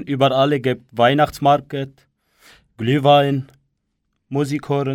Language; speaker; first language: German; non-native, learner; Kurdish